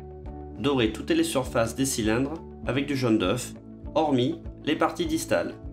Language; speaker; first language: French; native; French